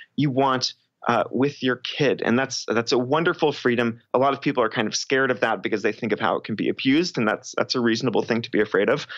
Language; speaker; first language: English; native; English